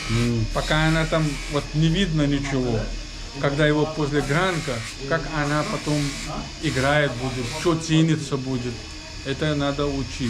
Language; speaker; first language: Russian; non-native, learner; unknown